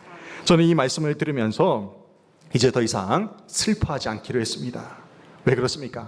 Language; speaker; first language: Korean; native; Korean